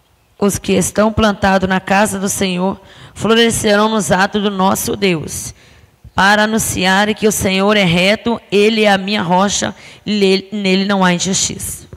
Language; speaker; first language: Portuguese; native; Portuguese